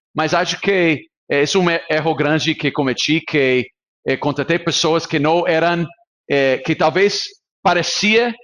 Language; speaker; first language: Portuguese; non-native, fluent; English